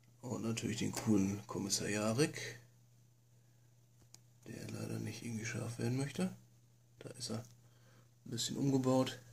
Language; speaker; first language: German; native; German